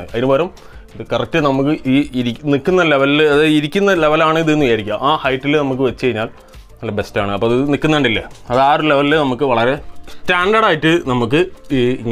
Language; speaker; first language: Malayalam; native; Malayalam